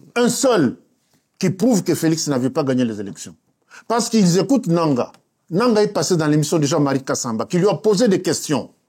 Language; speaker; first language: French; non-native, local second language; Luba-Lulua